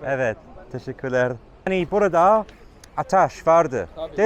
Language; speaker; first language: Turkish; non-native, learner; English